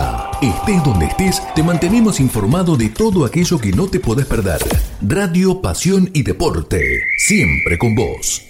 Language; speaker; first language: Spanish; native; Spanish